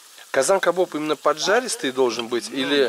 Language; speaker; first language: Russian; native; Russian